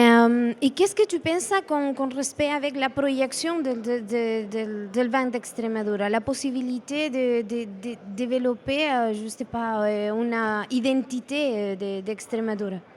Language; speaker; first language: French; non-native, learner; Spanish